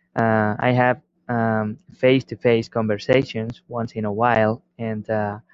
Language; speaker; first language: English; non-native, fluent; Spanish